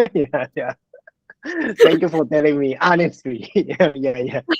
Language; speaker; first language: English; non-native, learner; Japanese